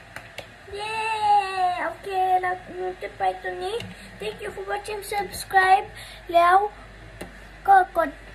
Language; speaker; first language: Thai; early bilingual, heritage; Swedish